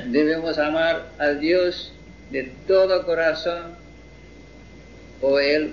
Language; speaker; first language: Spanish; non-native, fluent; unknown